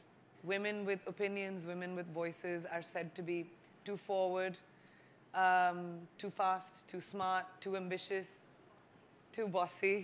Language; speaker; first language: English; non-native, local second language; Hindi